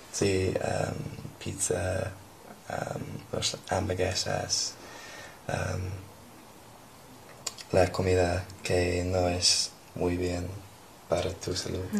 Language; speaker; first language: Spanish; non-native, learner; English